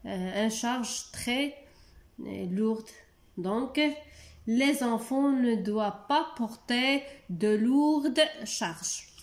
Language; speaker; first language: French; non-native, local second language; Arabic